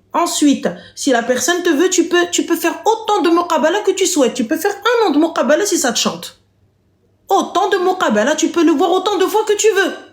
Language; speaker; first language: French; native; French